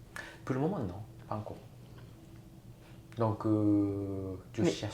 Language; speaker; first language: French; non-native, learner; Japanese